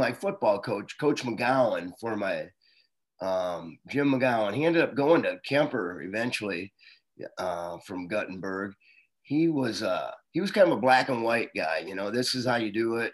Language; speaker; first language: English; native; English